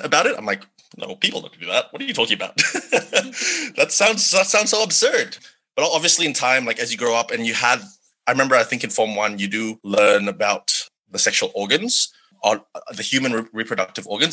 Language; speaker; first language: English; non-native, local second language; Malay